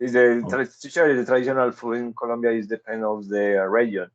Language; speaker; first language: English; non-native, learner; Spanish